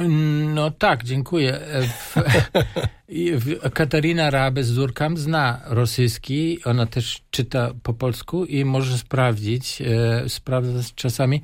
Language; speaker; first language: Polish; non-native, fluent; German